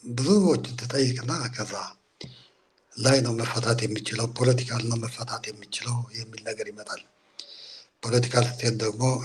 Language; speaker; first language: Amharic; non-native, local second language; Tigrinya